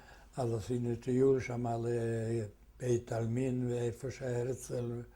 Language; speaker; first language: Hebrew; non-native, fluent; Yiddish